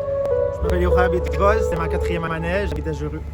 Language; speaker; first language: French; early bilingual, heritage; French